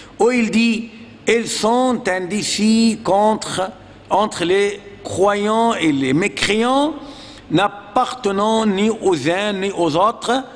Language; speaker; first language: French; non-native, fluent; Arabic